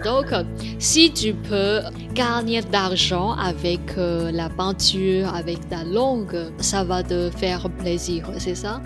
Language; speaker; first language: French; non-native, fluent; Chinese